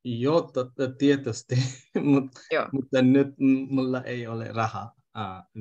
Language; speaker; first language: Finnish; non-native, learner; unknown